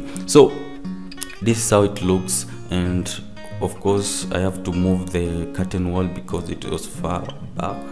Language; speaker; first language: English; non-native, local second language; Swahili